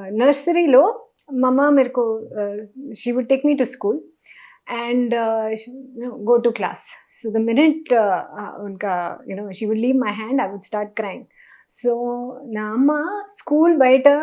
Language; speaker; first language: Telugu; non-native, learner; Hindi